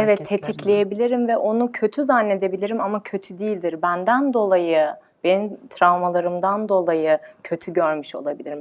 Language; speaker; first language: Turkish; early bilingual, heritage; Turkish